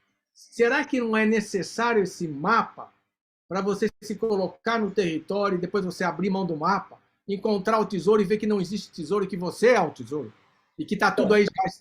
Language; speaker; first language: Portuguese; native; Portuguese